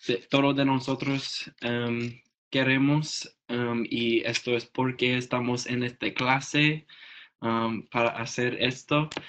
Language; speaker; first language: Spanish; non-native, learner; English